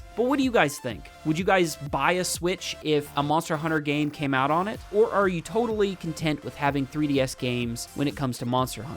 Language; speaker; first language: English; native; English